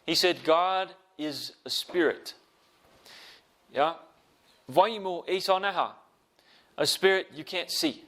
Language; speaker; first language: Estonian; non-native, fluent; English